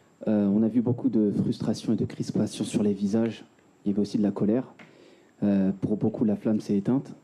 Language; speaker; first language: French; native; French